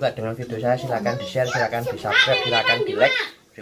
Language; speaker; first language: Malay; non-native, local second language; Javanese